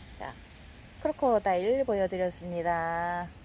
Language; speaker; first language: Korean; native; Korean